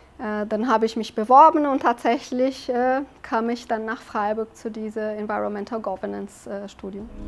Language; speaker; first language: German; non-native, fluent; Portuguese